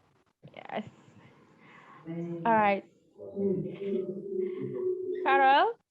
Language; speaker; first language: English; non-native, learner; Indonesian